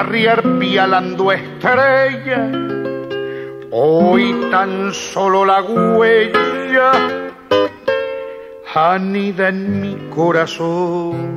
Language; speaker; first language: Spanish; native; Spanish